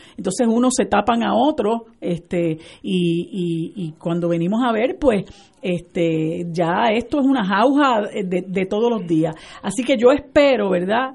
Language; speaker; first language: Spanish; native; Spanish